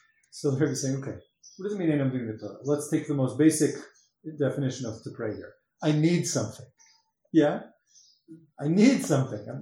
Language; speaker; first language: English; native; English